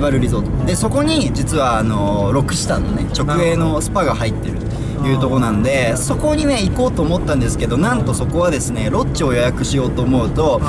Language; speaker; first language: Japanese; native; Japanese